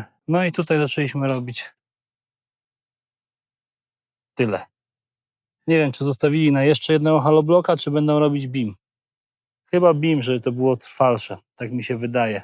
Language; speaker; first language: Polish; native; Polish